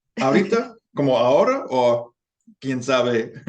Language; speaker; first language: Spanish; non-native, fluent; English